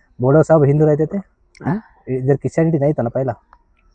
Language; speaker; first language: Hindi; non-native, local second language; Telugu